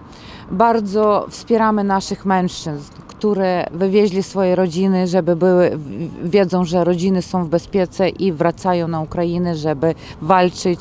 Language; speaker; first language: Polish; non-native, learner; Ukrainian